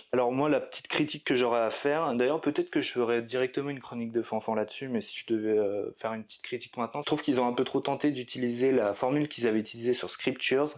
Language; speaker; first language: French; native; French